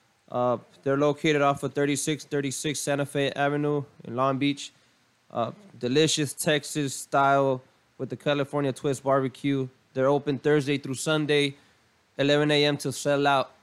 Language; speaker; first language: English; early bilingual, other home language; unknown